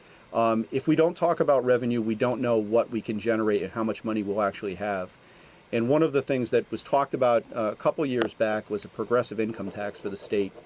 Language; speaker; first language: English; native; English